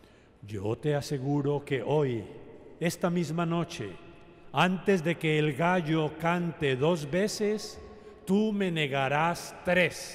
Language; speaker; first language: Spanish; native; Spanish